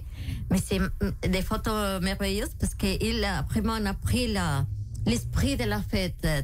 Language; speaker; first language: French; non-native, local second language; Spanish